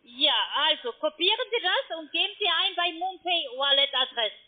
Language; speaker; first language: German; non-native, learner; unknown